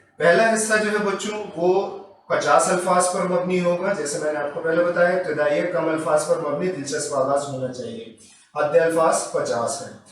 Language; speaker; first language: Urdu; native; Urdu